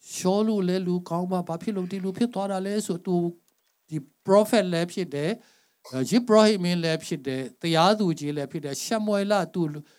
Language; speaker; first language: Burmese; non-native, local second language; Tedim Chin